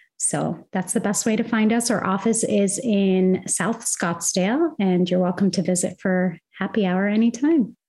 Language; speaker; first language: English; non-native, fluent; Arabic